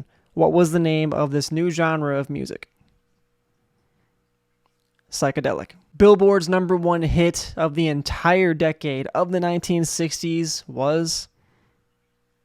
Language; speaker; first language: English; native; English